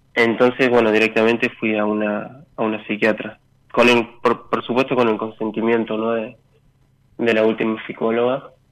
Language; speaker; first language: Spanish; native; Spanish